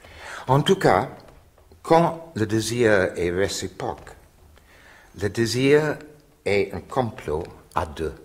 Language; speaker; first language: French; non-native, fluent; English